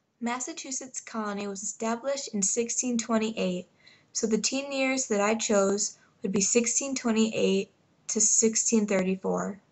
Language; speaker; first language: English; native; English